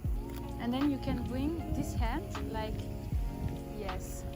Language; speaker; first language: English; non-native, fluent; French